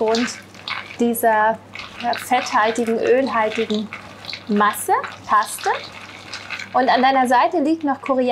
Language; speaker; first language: German; native; German